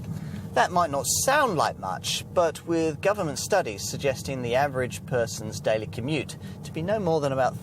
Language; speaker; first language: English; native; English